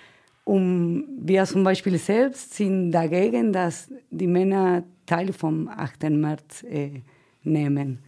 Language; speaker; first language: German; non-native, fluent; Spanish